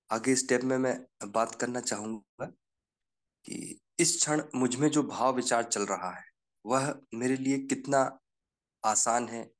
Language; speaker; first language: Hindi; native; Hindi